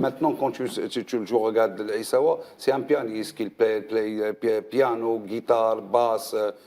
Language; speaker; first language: French; non-native, learner; Arabic